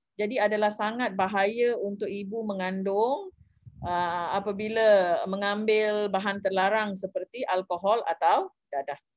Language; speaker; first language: Malay; non-native, local second language; Tamil